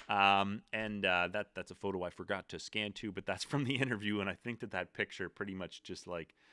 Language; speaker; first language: English; native; English